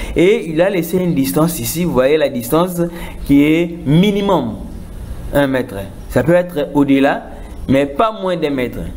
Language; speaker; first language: French; non-native, local second language; Lingala